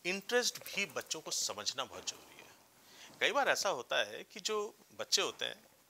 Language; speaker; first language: Hindi; native; Hindi